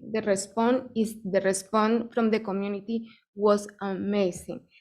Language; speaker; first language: English; non-native, fluent; Spanish